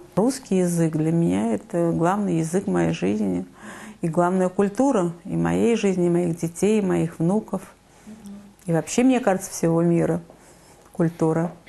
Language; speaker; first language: Russian; native; Russian